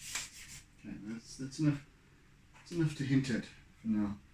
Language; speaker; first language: English; native; English